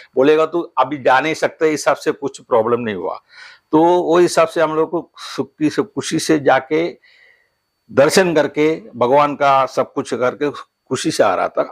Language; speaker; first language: Hindi; non-native, local second language; Tamil